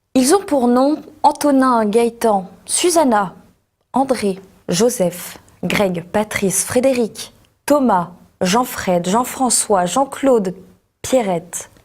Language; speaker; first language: French; native; French